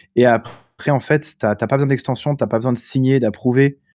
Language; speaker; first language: French; native; French